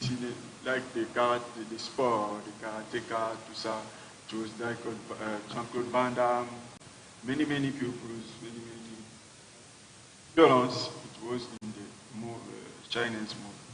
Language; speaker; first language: English; non-native, learner; French